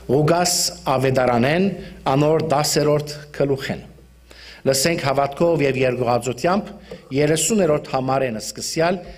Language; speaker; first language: Armenian; early bilingual, heritage; Armenian